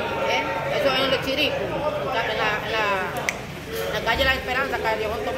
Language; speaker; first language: Spanish; native; Spanish